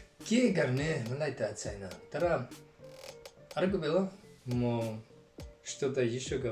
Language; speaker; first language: Russian; non-native, learner; Finnish